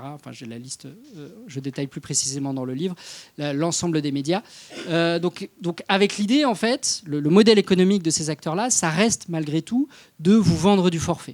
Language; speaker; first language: French; native; French